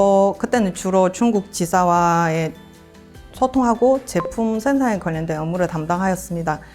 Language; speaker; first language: Korean; non-native, fluent; Chinese